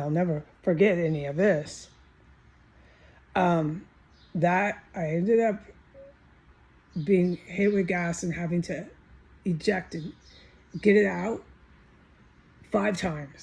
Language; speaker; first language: English; native; English